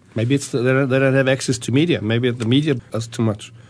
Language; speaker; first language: English; early bilingual, other home language; German